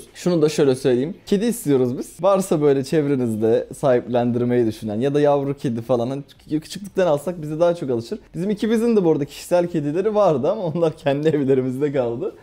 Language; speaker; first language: Turkish; native; Turkish